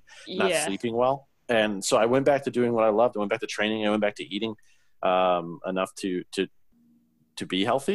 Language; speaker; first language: English; native; English